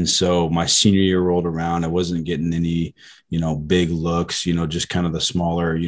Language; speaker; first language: English; native; English